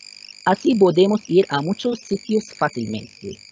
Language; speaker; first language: Spanish; non-native, fluent; Arabic